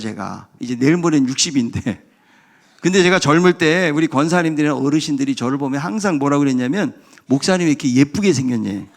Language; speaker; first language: Korean; native; Korean